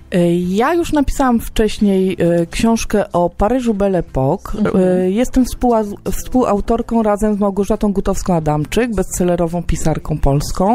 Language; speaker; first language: Polish; native; Polish